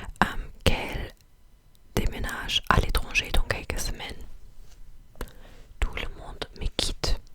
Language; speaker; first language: French; non-native, fluent; English